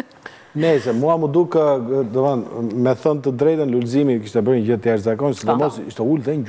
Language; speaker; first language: Albanian; native; Albanian